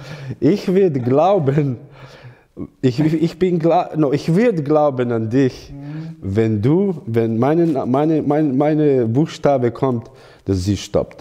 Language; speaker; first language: German; non-native, learner; Croatian